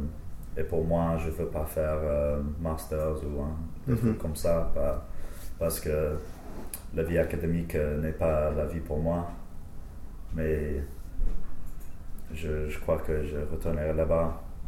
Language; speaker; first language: French; non-native, fluent; English